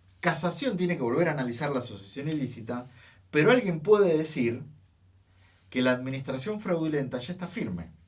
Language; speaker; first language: Spanish; native; Spanish